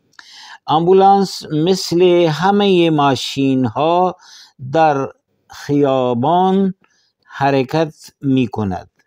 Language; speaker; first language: Persian; non-native, fluent; Urdu